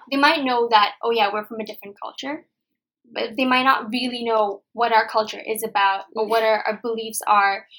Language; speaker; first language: English; non-native, local second language; Nepali